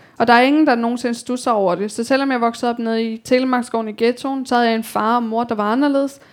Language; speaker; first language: Danish; early bilingual, other home language; Persian